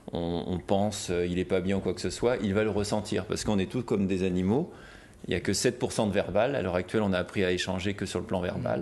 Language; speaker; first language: French; native; French